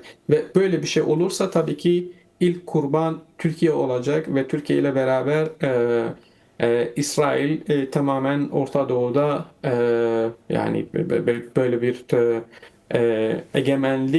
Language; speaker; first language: Turkish; non-native, fluent; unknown